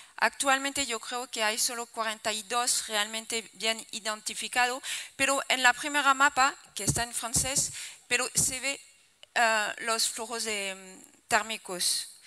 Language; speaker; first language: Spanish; non-native, fluent; French